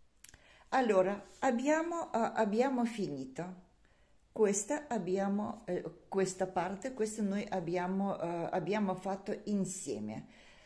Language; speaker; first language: Italian; non-native, learner; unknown